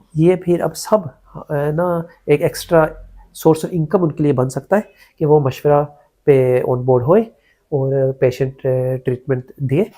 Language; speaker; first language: Urdu; early bilingual, heritage; Urdu